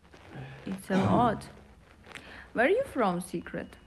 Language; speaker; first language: English; non-native, learner; Russian